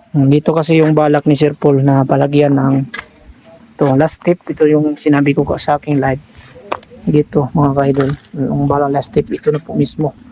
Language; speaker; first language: Filipino; non-native, local second language; Cebuano